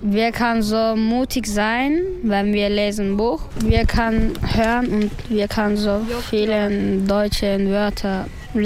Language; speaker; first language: German; non-native, learner; Turkish